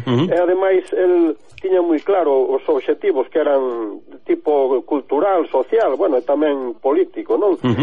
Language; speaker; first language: Galician; native; Galician